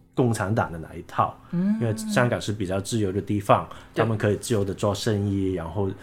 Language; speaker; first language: Chinese; non-native, local second language; Cantonese